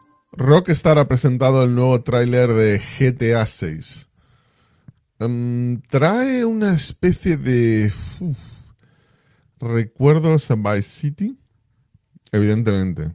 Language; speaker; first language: Spanish; native; Spanish